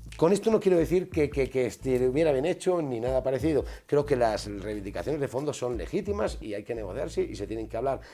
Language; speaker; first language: Spanish; native; Spanish